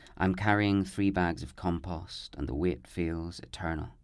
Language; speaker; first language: English; native; English